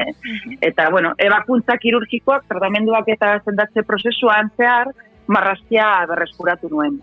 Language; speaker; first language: Basque; non-native, local second language; Spanish